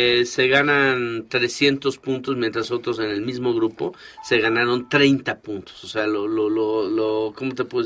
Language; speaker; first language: Spanish; native; Spanish